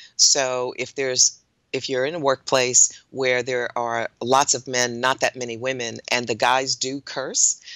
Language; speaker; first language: English; native; English